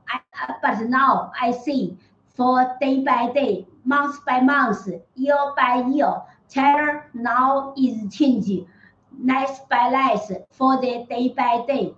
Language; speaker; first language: English; non-native, learner; Chinese